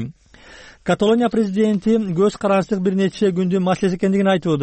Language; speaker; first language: Kyrgyz; native; Kyrgyz